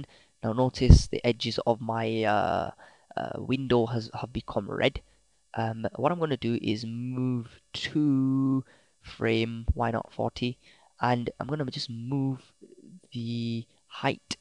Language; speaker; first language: English; native; English